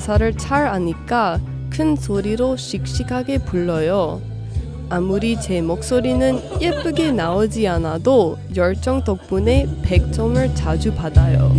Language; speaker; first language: Korean; non-native, fluent; English